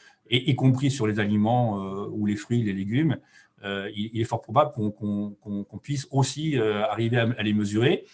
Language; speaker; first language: French; native; French